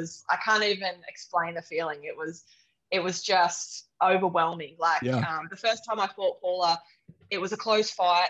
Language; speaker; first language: English; native; English